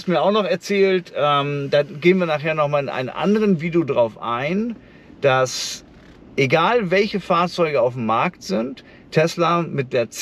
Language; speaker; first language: German; native; German